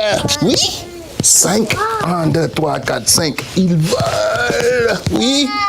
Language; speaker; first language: French; non-native, fluent; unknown